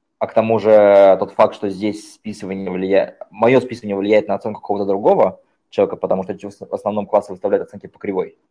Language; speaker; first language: Russian; native; Russian